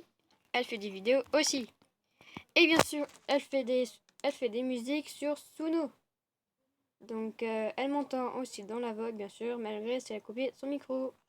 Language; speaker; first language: French; native; French